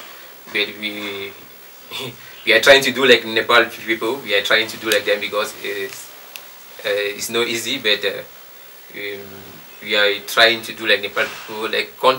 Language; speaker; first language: English; non-native, learner; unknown